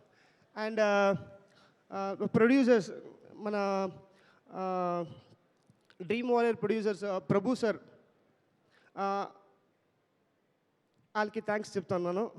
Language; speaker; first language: Telugu; non-native, learner; Kannada